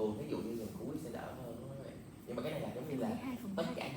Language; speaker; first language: Vietnamese; native; Vietnamese